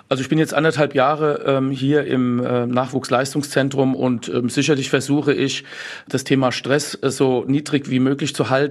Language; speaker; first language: German; native; German